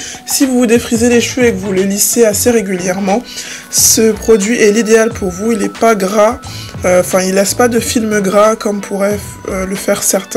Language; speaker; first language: French; native; French